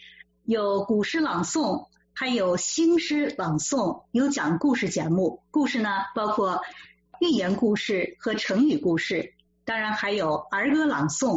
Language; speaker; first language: Chinese; native; Chinese